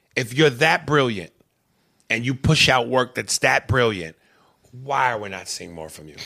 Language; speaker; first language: English; native; English